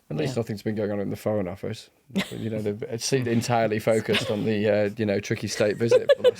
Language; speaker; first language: English; native; English